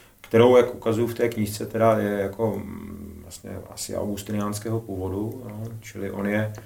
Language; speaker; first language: Czech; native; Czech